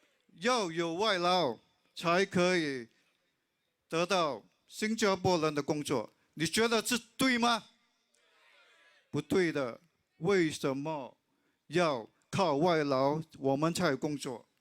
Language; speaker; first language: Chinese; non-native, local second language; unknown